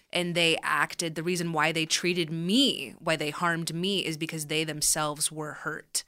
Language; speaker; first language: English; early bilingual, other home language; Spanish